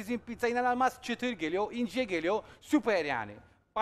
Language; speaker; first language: Turkish; non-native, learner; Italian